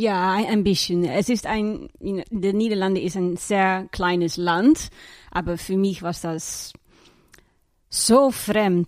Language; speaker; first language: German; non-native, learner; Dutch